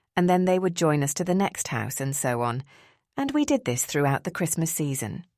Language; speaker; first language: English; early bilingual, other home language; Spanish